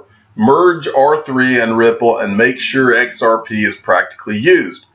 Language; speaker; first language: English; native; English